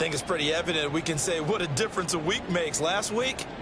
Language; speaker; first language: English; native; English